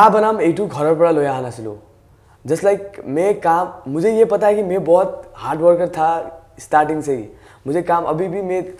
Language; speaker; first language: Hindi; native; Hindi